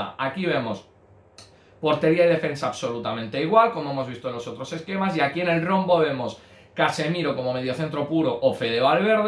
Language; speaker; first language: Spanish; native; Spanish